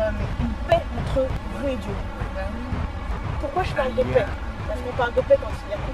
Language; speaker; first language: French; native; French